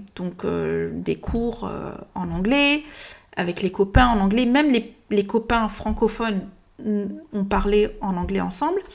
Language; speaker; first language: French; early bilingual, heritage; French